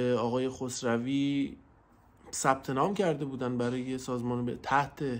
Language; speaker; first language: Persian; non-native, local second language; Central Kurdish